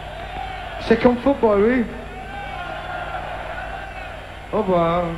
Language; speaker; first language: French; non-native, learner; English